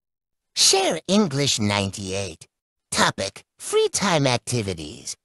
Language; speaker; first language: English; non-native, learner; Vietnamese